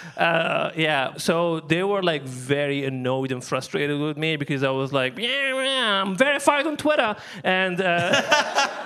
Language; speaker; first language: English; non-native, fluent; Arabic